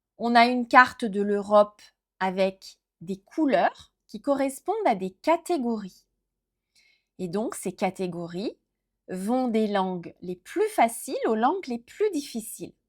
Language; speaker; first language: French; native; French